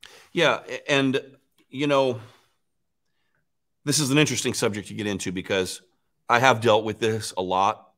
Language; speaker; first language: English; native; English